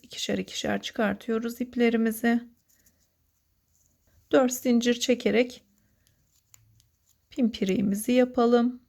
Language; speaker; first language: Turkish; native; Turkish